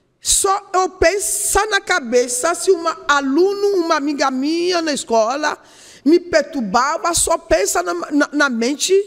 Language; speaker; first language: Portuguese; non-native, learner; Yoruba